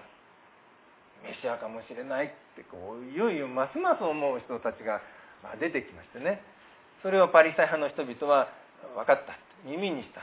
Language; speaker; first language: Japanese; native; Japanese